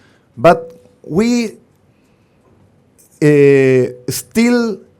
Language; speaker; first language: English; non-native, learner; Spanish